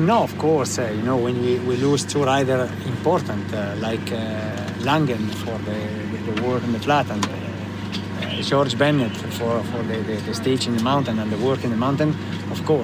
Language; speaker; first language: English; non-native, learner; Italian